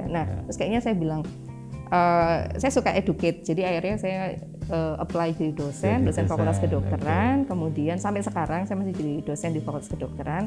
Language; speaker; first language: Indonesian; native; Indonesian